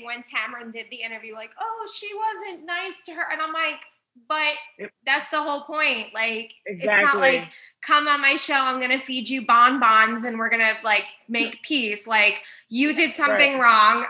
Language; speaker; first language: English; native; English